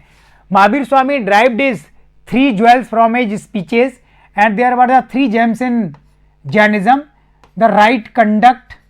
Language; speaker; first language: English; non-native, local second language; Hindi